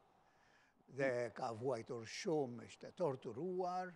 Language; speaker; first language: Albanian; non-native, fluent; Maltese